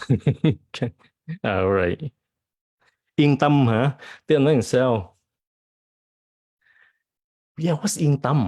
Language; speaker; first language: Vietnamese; early bilingual, heritage; Vietnamese